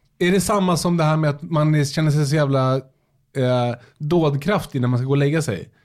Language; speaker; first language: Swedish; native; Swedish